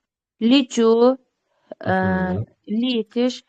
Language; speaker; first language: Russian; non-native, learner; Uzbek